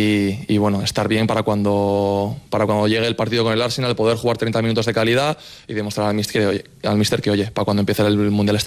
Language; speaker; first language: Spanish; native; Spanish